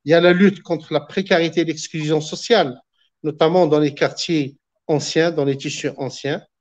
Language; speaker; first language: French; non-native, local second language; Arabic